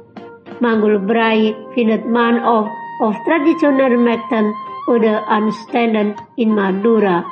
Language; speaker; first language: German; non-native, learner; Indonesian